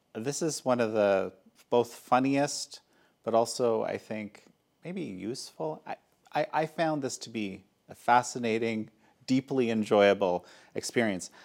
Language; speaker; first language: English; non-native, fluent; Polish